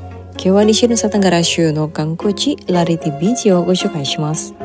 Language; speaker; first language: Japanese; non-native, fluent; Indonesian